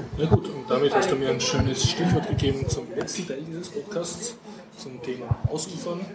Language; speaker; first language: German; native; German